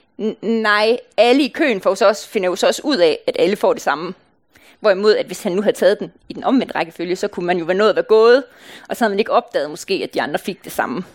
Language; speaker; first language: Danish; native; Danish